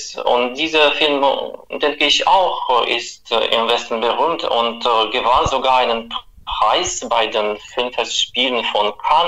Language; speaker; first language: German; non-native, fluent; Russian